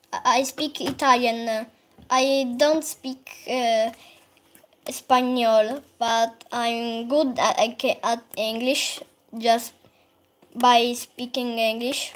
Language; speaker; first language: English; non-native, learner; Italian